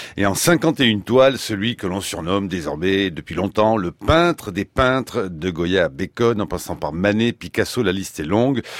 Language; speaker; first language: French; native; French